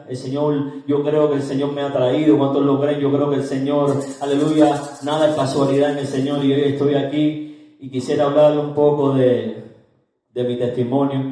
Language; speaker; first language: Spanish; native; Spanish